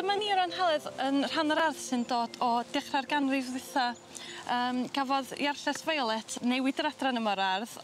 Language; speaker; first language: Welsh; native; Welsh